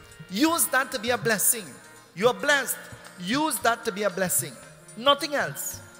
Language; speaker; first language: English; native; English